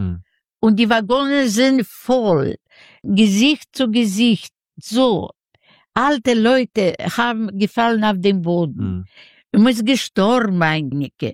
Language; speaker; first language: German; non-native, fluent; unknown